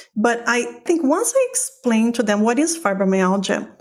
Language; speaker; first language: English; non-native, fluent; Portuguese